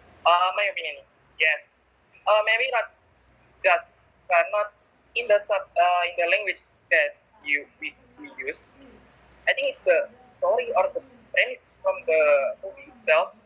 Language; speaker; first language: English; non-native, learner; Indonesian